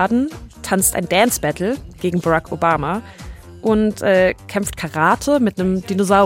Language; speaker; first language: German; native; German